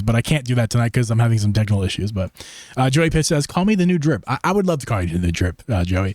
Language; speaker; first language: English; native; English